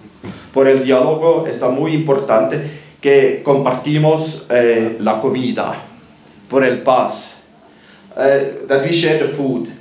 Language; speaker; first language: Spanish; non-native, learner; German